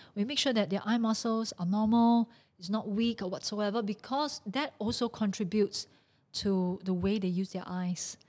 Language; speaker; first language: English; non-native, local second language; Chinese